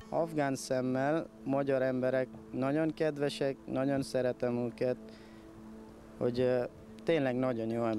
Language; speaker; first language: Hungarian; non-native, fluent; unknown